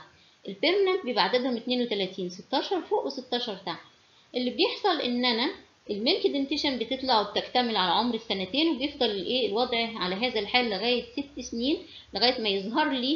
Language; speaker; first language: Arabic; native; Arabic